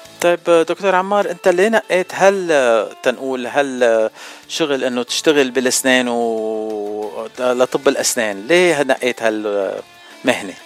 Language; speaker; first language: Arabic; native; Arabic